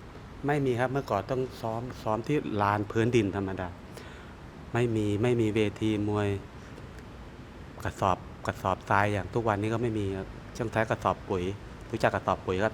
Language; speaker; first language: Thai; native; Thai